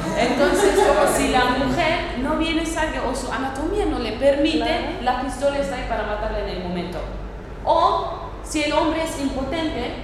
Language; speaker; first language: Spanish; non-native, learner; Kurdish